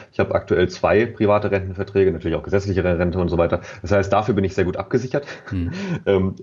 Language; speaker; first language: German; native; German